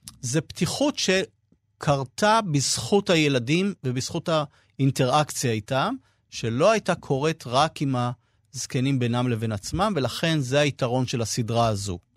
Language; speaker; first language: Hebrew; native; Hebrew